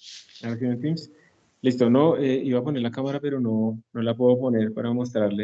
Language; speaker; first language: Spanish; native; Spanish